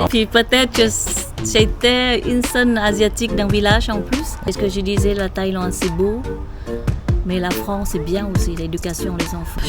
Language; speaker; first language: French; non-native, fluent; Thai